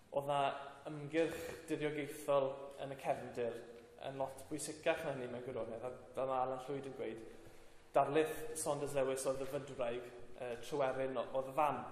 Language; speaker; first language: Welsh; native; Welsh